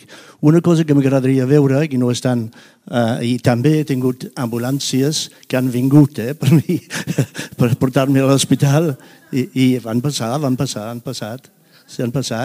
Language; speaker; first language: Catalan; non-native, fluent; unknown